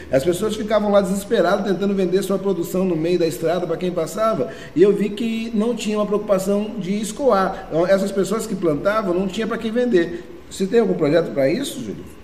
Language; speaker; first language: Portuguese; native; Portuguese